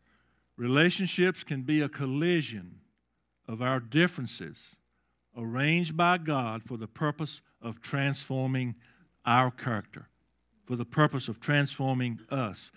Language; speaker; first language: English; native; English